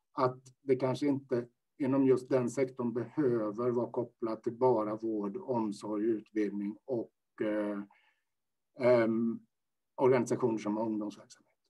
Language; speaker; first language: Swedish; native; Swedish